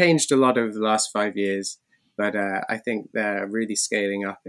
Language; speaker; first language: English; native; English